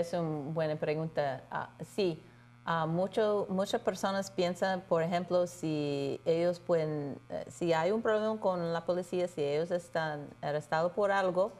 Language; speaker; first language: Spanish; non-native, fluent; English